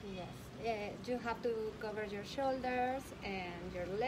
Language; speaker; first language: English; non-native, learner; Spanish